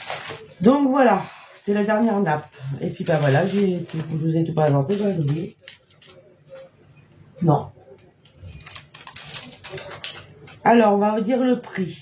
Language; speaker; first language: French; native; French